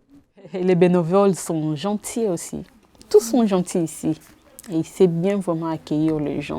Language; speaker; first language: French; non-native, fluent; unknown